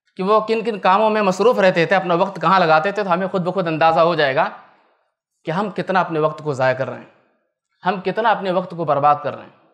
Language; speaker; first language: Hindi; native; Hindi